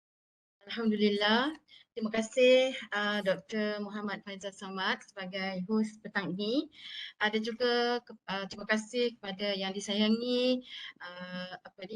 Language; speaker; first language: Malay; native; Malay